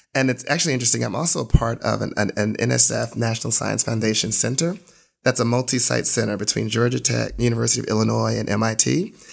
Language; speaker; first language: English; native; English